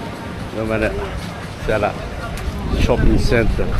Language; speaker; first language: Finnish; non-native, learner; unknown